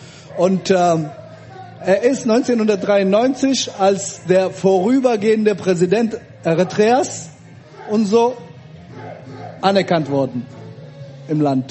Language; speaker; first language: German; early bilingual, other home language; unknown